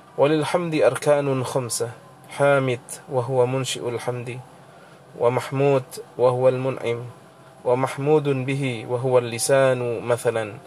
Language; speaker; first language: Arabic; non-native, fluent; Indonesian